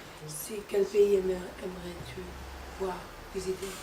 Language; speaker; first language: French; non-native, learner; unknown